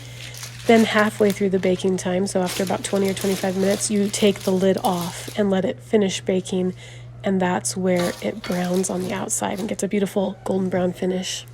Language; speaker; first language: English; native; English